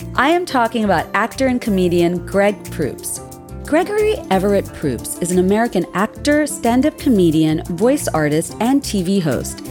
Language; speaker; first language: English; non-native, local second language; Bangla